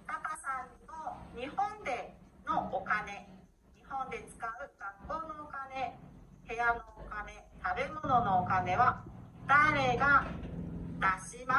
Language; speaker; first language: Japanese; non-native, learner; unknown